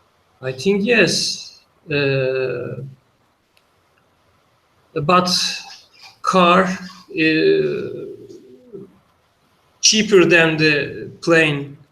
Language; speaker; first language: English; non-native, learner; Turkish